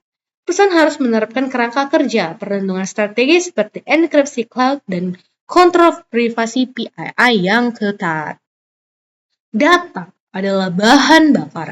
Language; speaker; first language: Indonesian; native; Indonesian